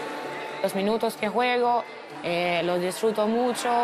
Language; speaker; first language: Spanish; non-native, fluent; Albanian